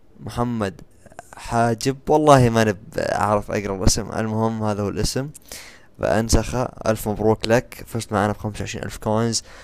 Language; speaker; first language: Arabic; native; Arabic